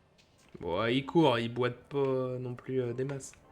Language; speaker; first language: French; native; French